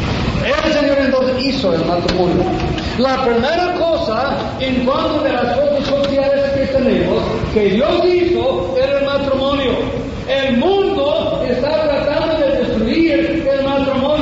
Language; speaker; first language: Spanish; non-native, fluent; English